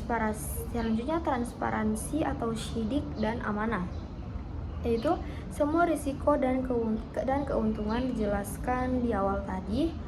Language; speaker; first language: Indonesian; native; Indonesian